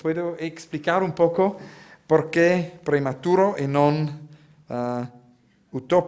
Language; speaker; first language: Spanish; non-native, learner; Italian